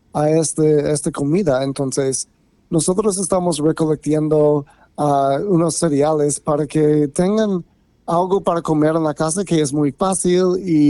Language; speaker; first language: Spanish; non-native, fluent; English